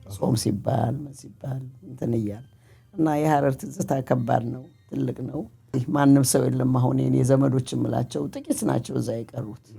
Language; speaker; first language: Amharic; native; Amharic